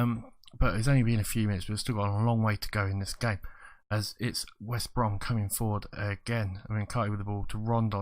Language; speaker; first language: English; native; English